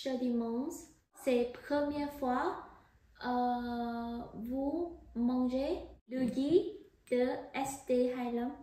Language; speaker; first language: French; non-native, learner; Vietnamese